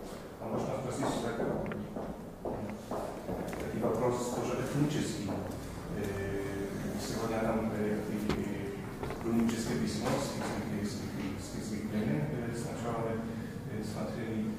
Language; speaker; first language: Russian; non-native, fluent; Polish